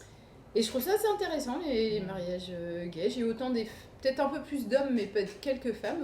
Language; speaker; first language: French; native; French